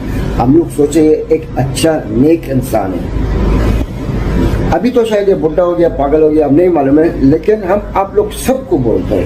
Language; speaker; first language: Hindi; non-native, fluent; Arabic